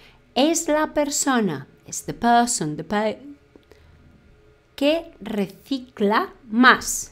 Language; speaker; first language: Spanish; non-native, fluent; English